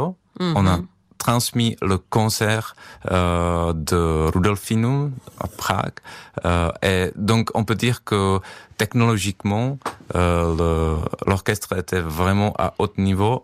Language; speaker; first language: French; non-native, fluent; Czech